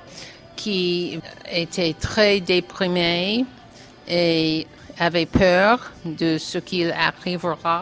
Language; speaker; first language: French; non-native, learner; English